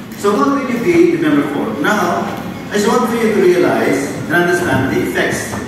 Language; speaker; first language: English; non-native, local second language; Filipino